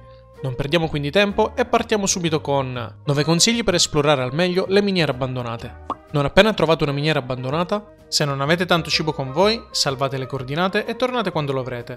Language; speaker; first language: Italian; native; Italian